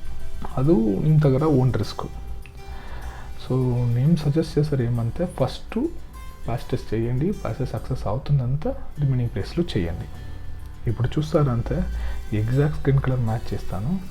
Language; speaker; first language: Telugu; non-native, learner; Kannada